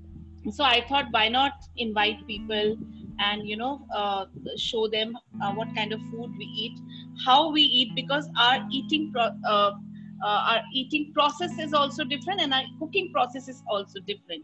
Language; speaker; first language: English; non-native, local second language; Assamese